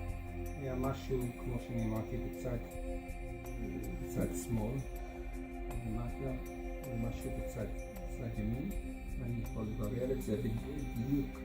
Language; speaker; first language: Hebrew; non-native, fluent; English